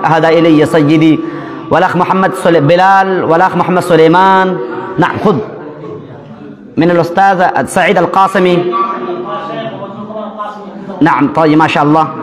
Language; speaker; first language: Arabic; non-native, fluent; Urdu